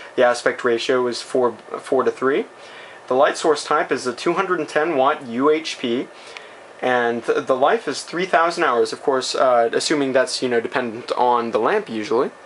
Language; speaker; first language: English; native; English